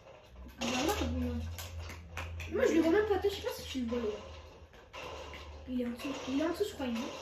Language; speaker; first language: French; native; French